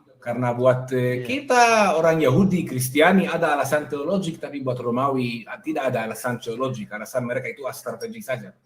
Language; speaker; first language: Indonesian; non-native, fluent; Hebrew